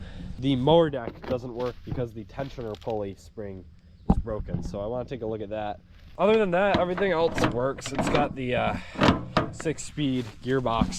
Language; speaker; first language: English; native; English